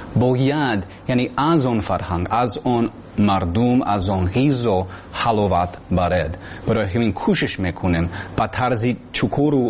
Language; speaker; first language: Persian; non-native, learner; English